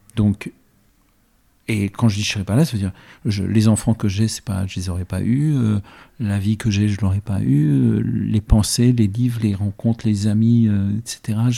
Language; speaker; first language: French; early bilingual, other home language; Arabic